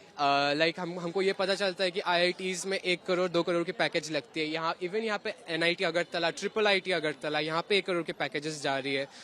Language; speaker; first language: Hindi; non-native, local second language; Bangla